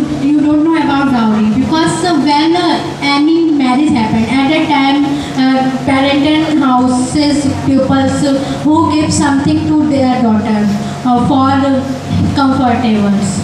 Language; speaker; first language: English; non-native, learner; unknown